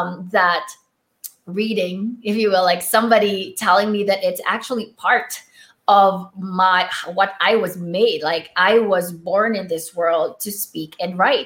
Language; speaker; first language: English; non-native, local second language; Filipino